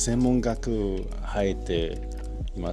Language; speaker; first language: Japanese; non-native, learner; Chinese